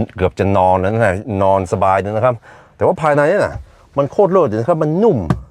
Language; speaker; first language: Thai; non-native, fluent; Norwegian